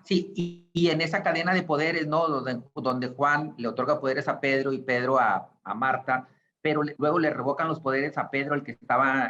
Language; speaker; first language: Spanish; native; Spanish